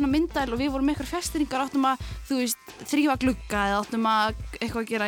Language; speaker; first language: Icelandic; native; Icelandic